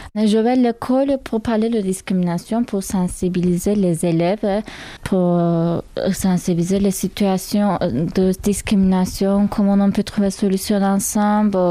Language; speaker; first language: French; non-native, learner; Turkish